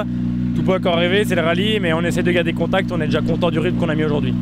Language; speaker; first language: French; native; French